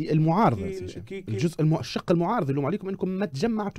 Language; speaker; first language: Arabic; native; Arabic